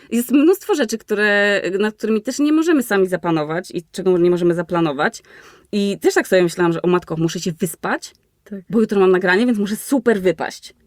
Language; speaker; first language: Polish; native; Polish